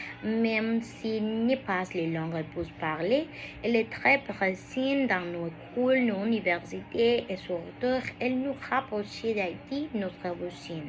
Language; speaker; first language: French; non-native, learner; Spanish